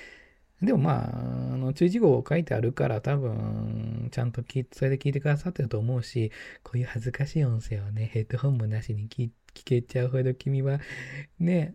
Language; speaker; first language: Japanese; native; Japanese